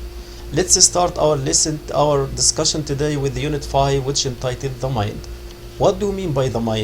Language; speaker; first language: English; non-native, fluent; Arabic